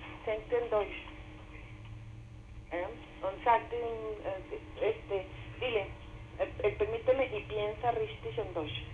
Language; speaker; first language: German; non-native, learner; Spanish